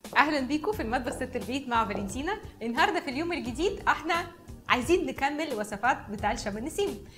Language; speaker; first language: Arabic; non-native, fluent; Russian